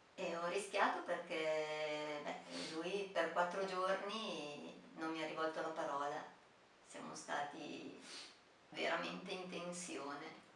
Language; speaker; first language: Italian; native; Italian